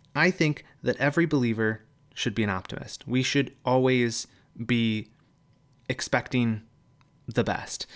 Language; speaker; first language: English; native; English